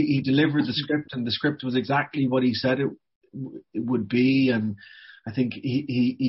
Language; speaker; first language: English; native; English